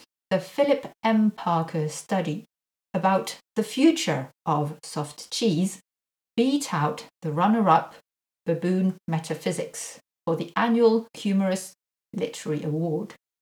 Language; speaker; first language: English; non-native, fluent; French